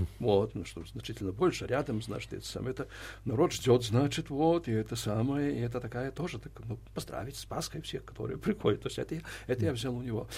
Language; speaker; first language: Russian; non-native, local second language; Belarusian